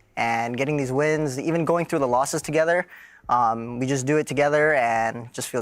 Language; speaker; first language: English; native; English